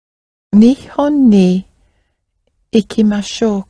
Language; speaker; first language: Japanese; non-native, learner; English